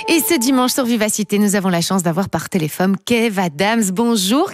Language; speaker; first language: French; native; French